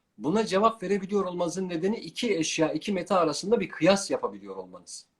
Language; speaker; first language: Turkish; non-native, local second language; Kurdish